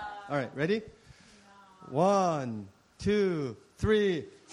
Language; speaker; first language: English; early bilingual, other home language; Korean